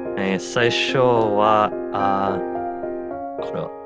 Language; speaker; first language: Japanese; non-native, learner; English